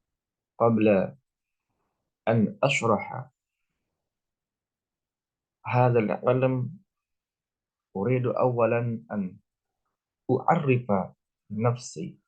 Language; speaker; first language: Arabic; non-native, learner; Indonesian